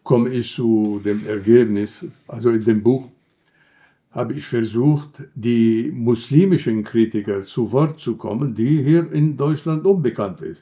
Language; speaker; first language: German; non-native, fluent; Arabic